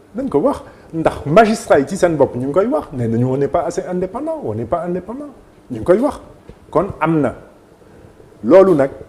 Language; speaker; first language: Wolof; native; Wolof